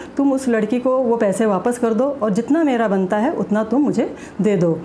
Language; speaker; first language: Hindi; non-native, local second language; Marathi